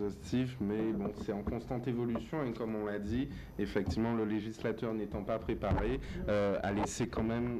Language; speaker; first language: French; native; French